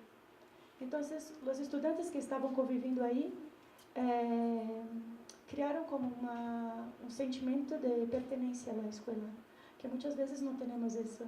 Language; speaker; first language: Spanish; non-native, learner; Portuguese